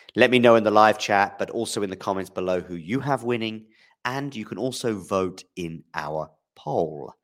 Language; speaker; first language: English; native; English